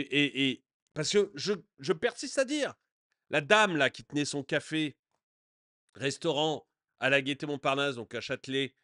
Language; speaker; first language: French; native; French